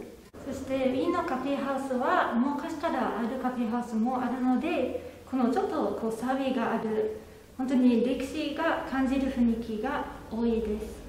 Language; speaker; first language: Japanese; non-native, fluent; German